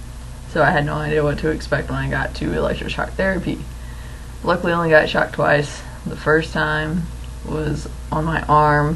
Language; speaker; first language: English; native; English